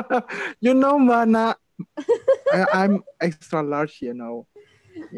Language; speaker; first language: English; non-native, learner; Indonesian